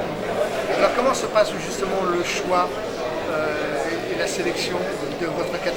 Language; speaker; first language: French; native; French